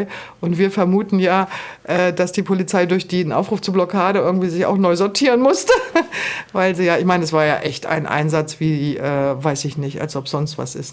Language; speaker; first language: German; native; German